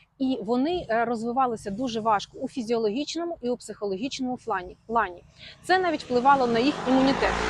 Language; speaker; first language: Ukrainian; non-native, local second language; Russian